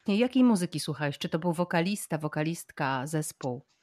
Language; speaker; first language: Polish; native; Polish